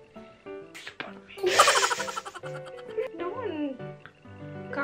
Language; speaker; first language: English; non-native, learner; Indonesian